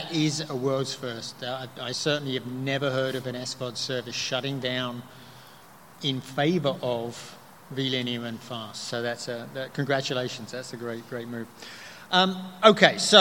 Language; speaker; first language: English; native; English